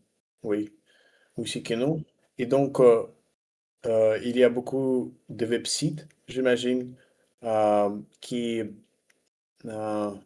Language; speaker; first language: French; non-native, learner; Russian